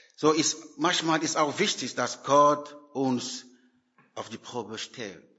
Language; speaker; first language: German; non-native, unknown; French